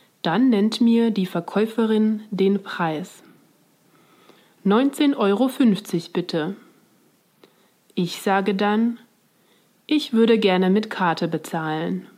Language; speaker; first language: German; non-native, fluent; Swiss German